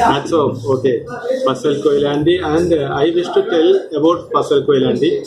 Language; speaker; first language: English; non-native, local second language; Malayalam